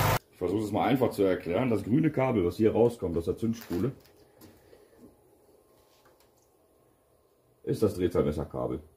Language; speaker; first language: German; native; German